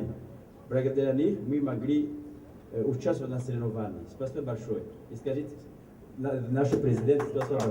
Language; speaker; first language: Russian; non-native, learner; Rundi